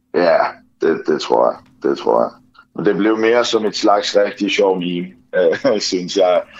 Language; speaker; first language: Danish; early bilingual, other home language; Ukrainian